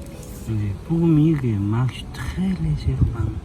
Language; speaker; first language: French; non-native, learner; Korean